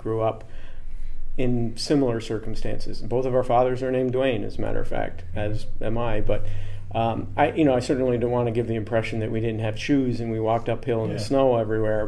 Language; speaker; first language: English; native; English